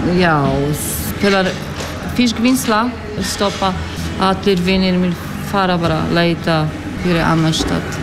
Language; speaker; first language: Icelandic; non-native, learner; Polish